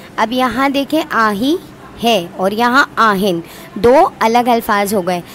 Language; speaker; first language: Urdu; non-native, local second language; Sindhi